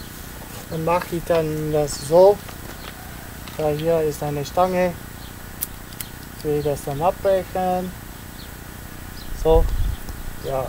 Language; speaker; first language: German; non-native, learner; Italian